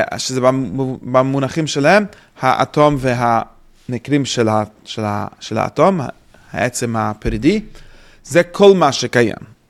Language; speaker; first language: Hebrew; non-native, fluent; English